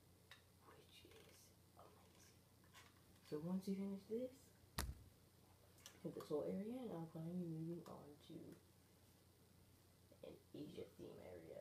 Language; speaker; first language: English; native; English